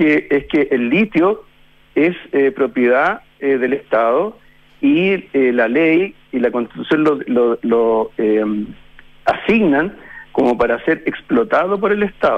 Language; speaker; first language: Spanish; native; Spanish